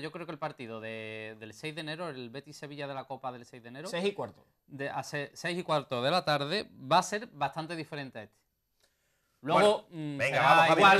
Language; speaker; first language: Spanish; native; Spanish